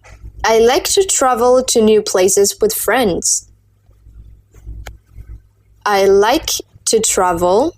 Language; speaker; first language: English; non-native, learner; Burmese